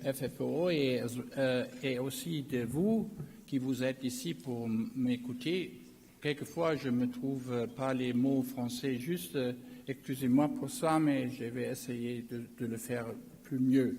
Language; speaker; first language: French; non-native, learner; German